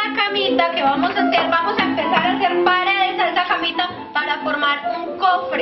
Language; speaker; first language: Spanish; native; Spanish